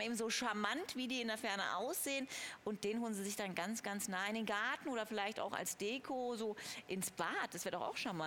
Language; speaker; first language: German; native; German